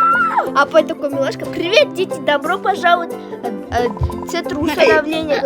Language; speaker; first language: Russian; non-native, local second language; Kazakh